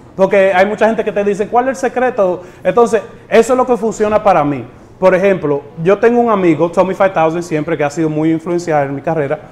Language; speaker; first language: Spanish; native; Spanish